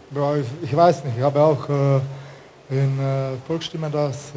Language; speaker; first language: German; non-native, learner; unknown